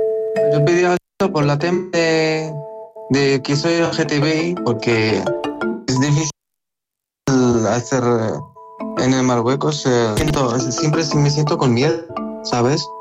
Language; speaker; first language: Spanish; non-native, learner; Arabic